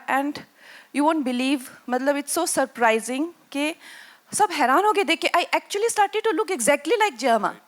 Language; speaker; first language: Hindi; native; Hindi